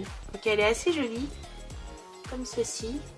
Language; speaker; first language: French; native; French